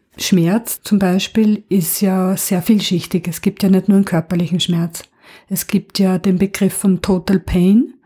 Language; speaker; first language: German; native; German